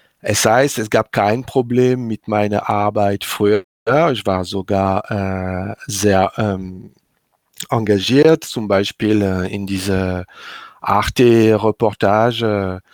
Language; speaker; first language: German; non-native, learner; French